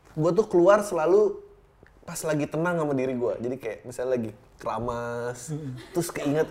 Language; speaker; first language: Indonesian; native; Indonesian